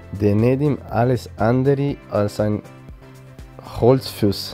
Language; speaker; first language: German; non-native, learner; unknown